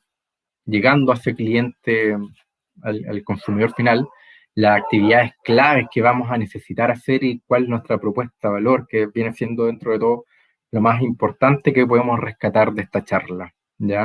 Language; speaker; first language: Spanish; native; Spanish